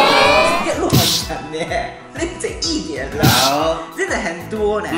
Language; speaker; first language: Chinese; non-native, fluent; Japanese